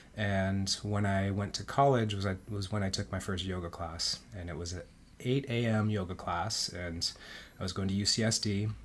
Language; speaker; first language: English; early bilingual, heritage; Spanish